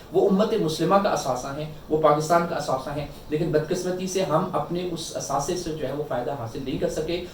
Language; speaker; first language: Urdu; non-native, local second language; Northern Hindko